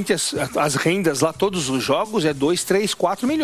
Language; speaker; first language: Portuguese; native; Portuguese